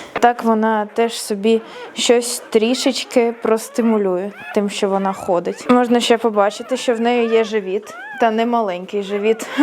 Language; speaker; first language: Ukrainian; non-native, local second language; Russian